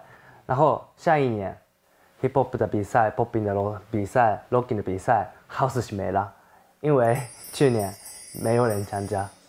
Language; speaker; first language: Chinese; non-native, fluent; Japanese